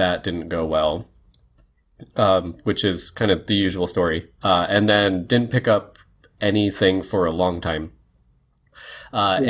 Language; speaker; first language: English; native; English